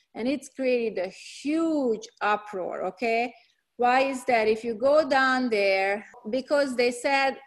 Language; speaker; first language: English; non-native, fluent; Hungarian